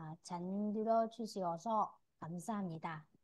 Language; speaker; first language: Korean; non-native, learner; Vietnamese